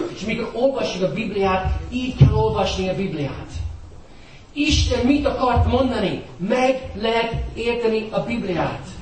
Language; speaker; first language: Hungarian; non-native, fluent; English